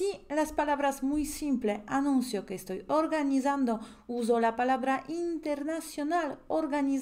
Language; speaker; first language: Spanish; non-native, fluent; Polish